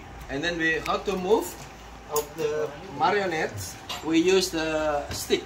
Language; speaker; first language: English; non-native, learner; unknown